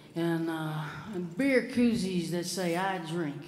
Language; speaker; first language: English; native; English